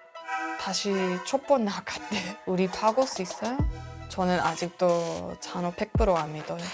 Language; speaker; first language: Korean; non-native, learner; English